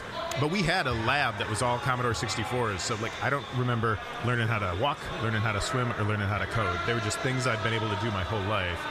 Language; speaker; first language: English; native; English